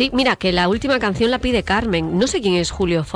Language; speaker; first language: Spanish; native; Spanish